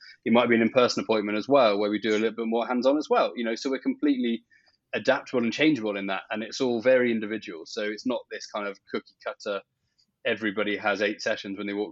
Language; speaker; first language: English; native; English